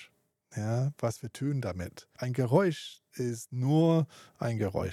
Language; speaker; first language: German; non-native, fluent; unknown